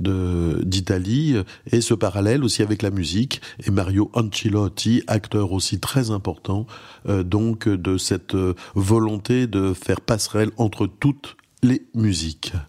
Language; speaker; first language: French; native; French